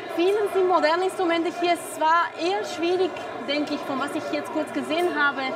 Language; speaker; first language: German; non-native, fluent; Spanish